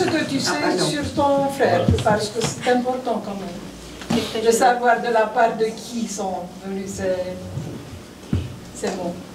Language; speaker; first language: French; non-native, fluent; Romanian